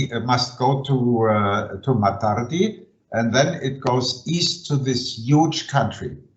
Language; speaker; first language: English; non-native, fluent; German